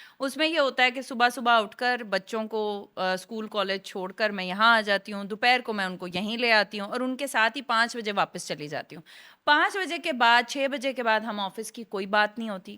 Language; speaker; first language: Urdu; non-native, local second language; Saraiki